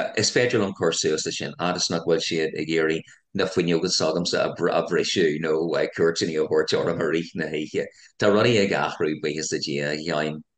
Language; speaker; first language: Irish; non-native, local second language; English